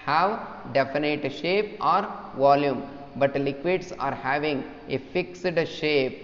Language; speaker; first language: English; non-native, local second language; Kannada